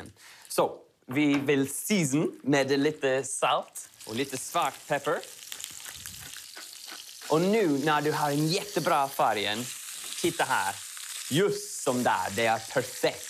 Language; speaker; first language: Swedish; non-native, learner; English